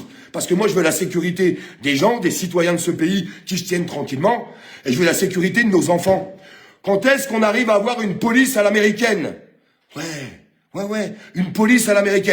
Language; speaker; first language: French; native; French